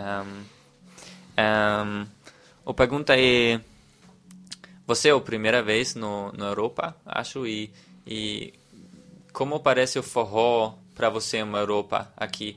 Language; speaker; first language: Portuguese; non-native, learner; German